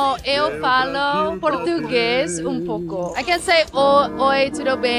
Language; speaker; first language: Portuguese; non-native, learner; Dutch